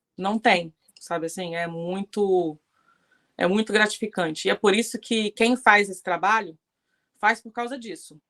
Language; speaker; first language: Portuguese; native; Portuguese